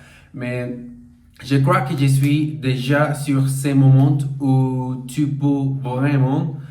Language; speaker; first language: French; non-native, learner; Portuguese